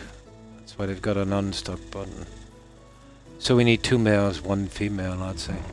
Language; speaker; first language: English; native; English